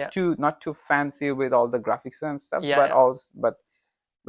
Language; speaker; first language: English; non-native, local second language; Bangla